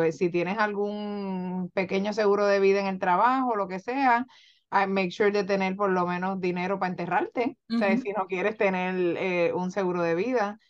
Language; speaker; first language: Spanish; native; Spanish